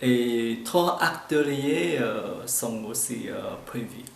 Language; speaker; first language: French; non-native, fluent; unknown